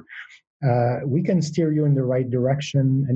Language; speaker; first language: English; non-native, fluent; French